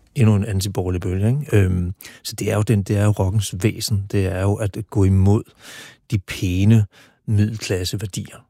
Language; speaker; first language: Danish; native; Danish